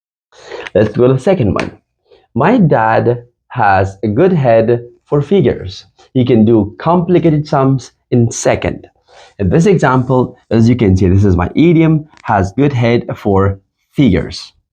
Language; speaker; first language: English; non-native, fluent; Persian